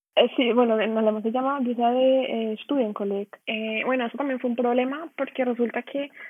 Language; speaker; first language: Spanish; native; Spanish